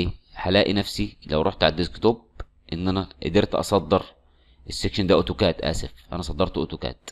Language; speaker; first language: Arabic; native; Arabic